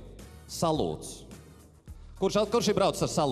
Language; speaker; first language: Latvian; native; Latvian